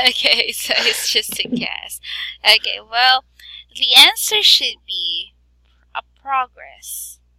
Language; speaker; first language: English; non-native, fluent; Filipino